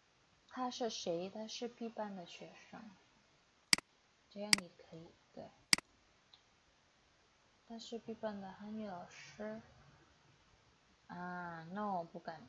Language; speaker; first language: Chinese; non-native, fluent; Indonesian